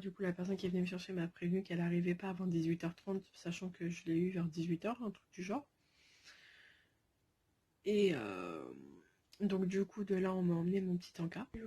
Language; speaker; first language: French; native; French